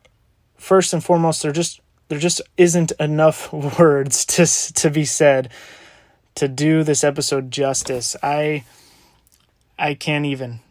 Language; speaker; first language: English; native; English